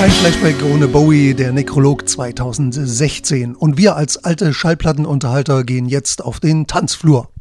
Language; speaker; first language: German; native; German